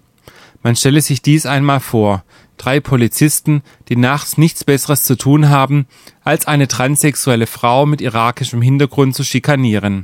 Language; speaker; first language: German; native; German